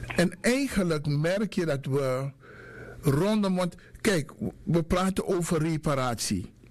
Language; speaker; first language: Dutch; native; Dutch